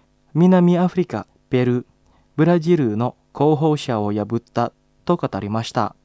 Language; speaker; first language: Japanese; non-native, fluent; Indonesian